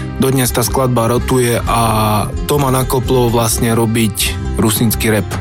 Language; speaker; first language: Slovak; non-native, local second language; Rusyn